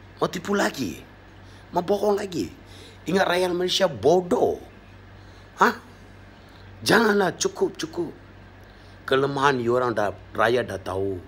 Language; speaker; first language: Malay; non-native, local second language; Tamil